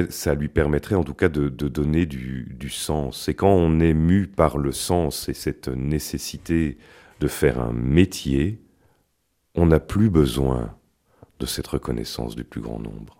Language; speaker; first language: French; native; French